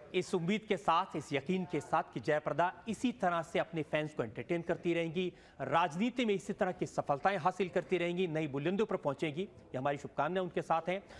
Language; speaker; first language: Hindi; native; Hindi